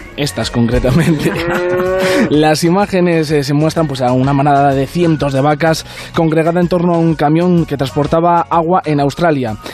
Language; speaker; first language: Spanish; native; Spanish